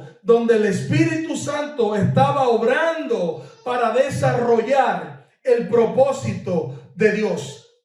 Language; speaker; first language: Spanish; native; Spanish